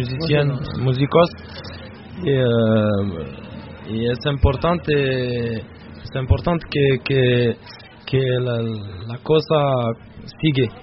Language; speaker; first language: Spanish; non-native, learner; French